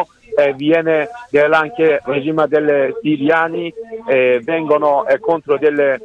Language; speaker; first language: Italian; non-native, learner; Kurdish